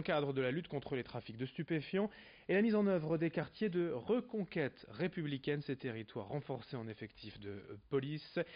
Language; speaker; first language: French; native; French